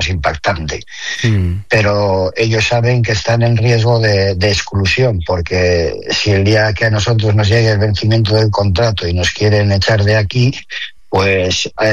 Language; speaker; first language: Spanish; native; Spanish